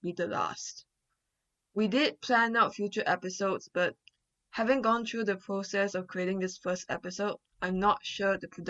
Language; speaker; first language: English; non-native, local second language; Chinese